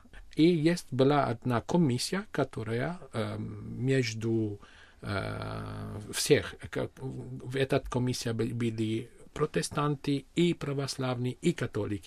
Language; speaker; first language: Russian; non-native, learner; Armenian